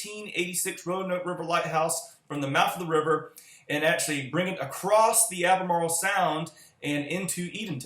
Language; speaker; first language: English; native; English